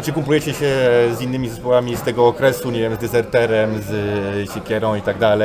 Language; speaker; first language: Polish; native; Polish